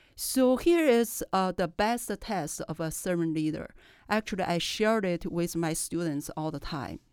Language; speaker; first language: English; non-native, fluent; Chinese